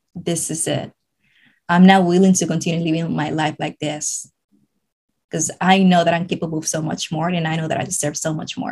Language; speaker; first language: English; non-native, fluent; Spanish